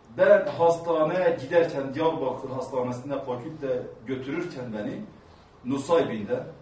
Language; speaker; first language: Turkish; non-native, local second language; Kurdish